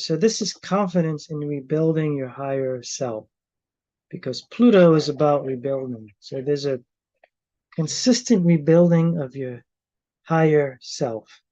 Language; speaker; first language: English; native; English